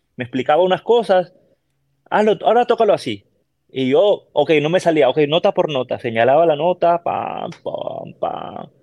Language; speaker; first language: Spanish; native; Spanish